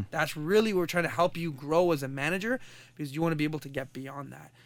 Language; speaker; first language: English; non-native, fluent; Arabic